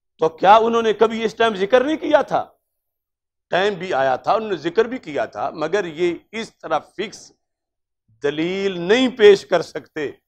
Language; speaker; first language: Urdu; non-native, local second language; Punjabi